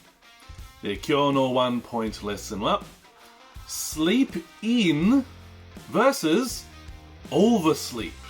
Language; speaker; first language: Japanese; non-native, learner; English